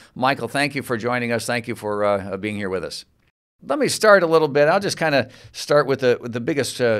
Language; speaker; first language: English; native; English